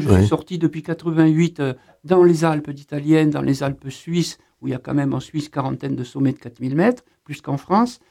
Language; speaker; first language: French; native; French